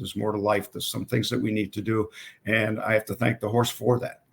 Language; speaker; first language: English; native; English